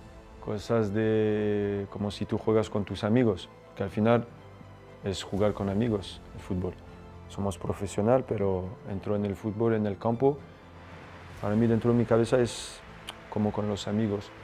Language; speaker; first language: Spanish; non-native, fluent; French